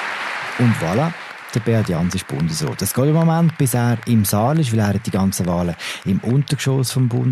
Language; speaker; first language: German; native; German